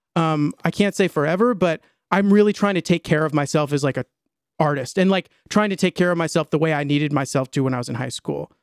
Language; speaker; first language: English; native; English